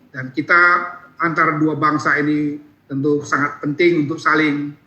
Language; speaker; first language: Indonesian; native; Indonesian